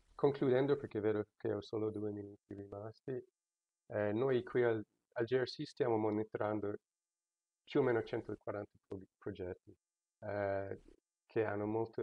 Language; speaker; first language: Italian; non-native, fluent; English